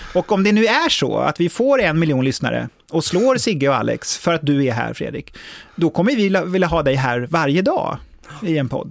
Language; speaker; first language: Swedish; native; Swedish